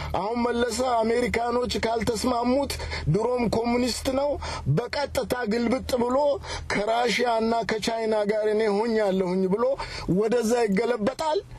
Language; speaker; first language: Amharic; native; Amharic